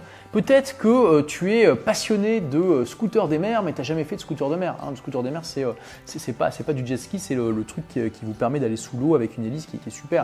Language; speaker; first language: French; native; French